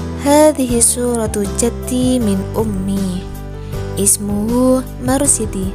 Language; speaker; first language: Arabic; non-native, learner; Indonesian